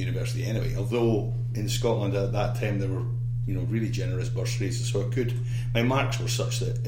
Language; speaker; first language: English; native; English